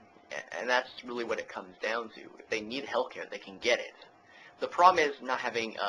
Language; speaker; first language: English; native; English